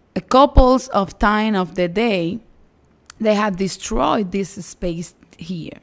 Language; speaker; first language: English; non-native, fluent; Spanish